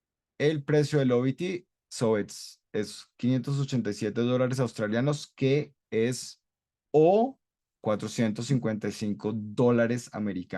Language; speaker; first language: Spanish; non-native, fluent; English